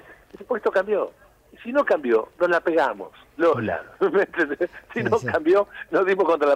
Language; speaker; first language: Spanish; native; Spanish